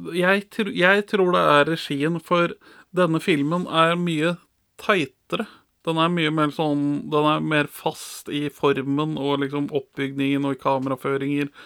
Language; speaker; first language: Norwegian; native; Norwegian